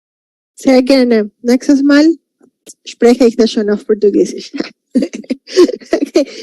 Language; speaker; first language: German; non-native, fluent; Spanish